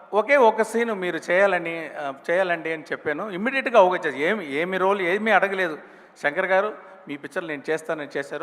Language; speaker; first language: Telugu; non-native, local second language; Tamil